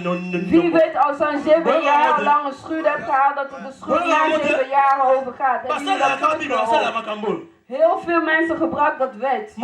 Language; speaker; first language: Dutch; non-native, fluent; Lingala